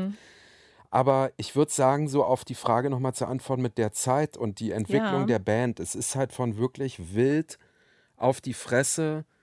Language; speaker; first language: German; native; German